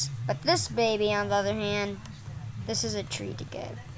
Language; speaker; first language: English; native; English